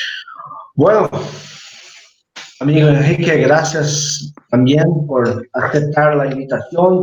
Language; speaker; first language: Spanish; non-native, fluent; Portuguese